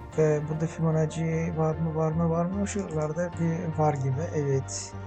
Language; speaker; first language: Turkish; non-native, fluent; Uzbek